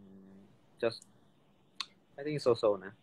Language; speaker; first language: English; non-native, learner; Thai